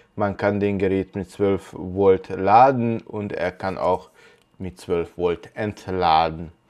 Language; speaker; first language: German; non-native, fluent; Hungarian